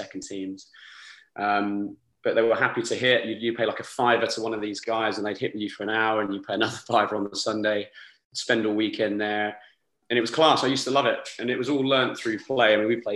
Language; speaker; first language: English; native; English